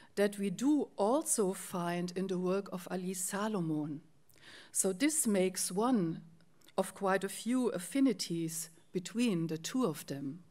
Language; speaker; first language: English; non-native, fluent; German